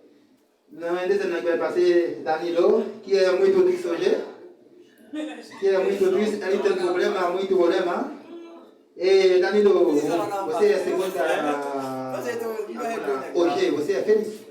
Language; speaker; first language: French; non-native, learner; Haitian Creole